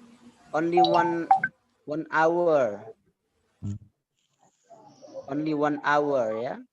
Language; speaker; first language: English; non-native, fluent; Indonesian